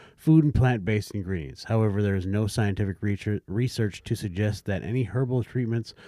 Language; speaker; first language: English; native; English